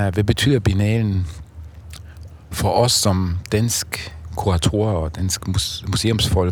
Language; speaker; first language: Danish; non-native, fluent; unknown